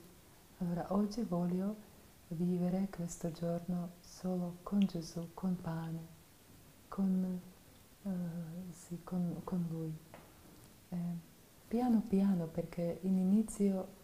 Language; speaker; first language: Italian; non-native, fluent; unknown